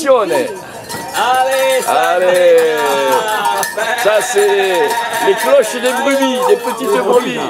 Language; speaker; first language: French; native; French